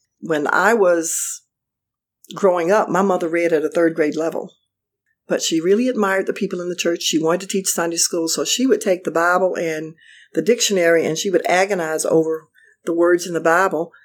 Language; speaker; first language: English; native; English